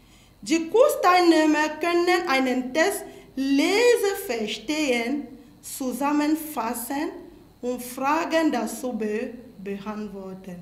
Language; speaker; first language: German; non-native, fluent; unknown